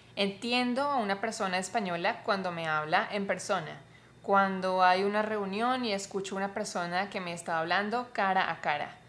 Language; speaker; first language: Spanish; native; Spanish